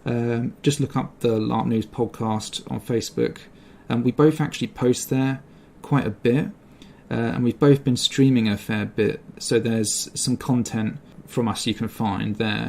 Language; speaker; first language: English; native; English